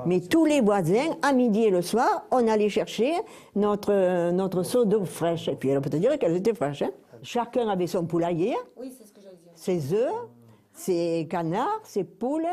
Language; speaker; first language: French; native; French